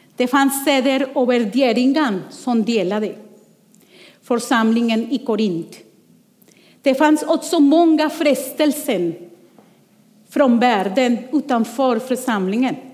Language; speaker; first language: Swedish; non-native, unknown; Spanish